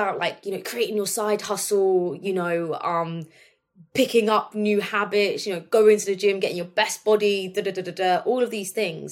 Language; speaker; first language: English; native; English